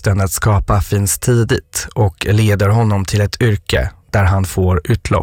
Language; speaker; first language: Swedish; non-native, fluent; French